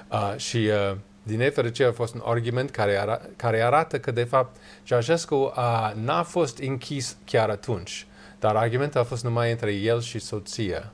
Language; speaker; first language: Romanian; non-native, learner; English